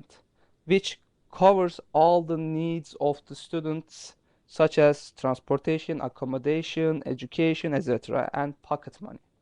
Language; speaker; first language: English; non-native, fluent; Turkish